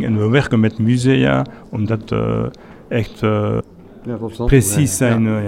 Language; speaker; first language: Dutch; non-native, fluent; French